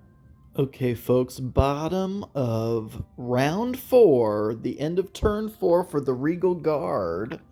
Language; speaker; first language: English; native; English